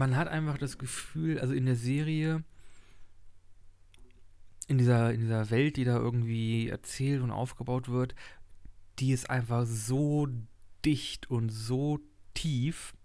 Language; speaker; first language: German; native; German